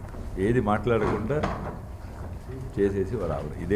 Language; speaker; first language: Telugu; non-native, fluent; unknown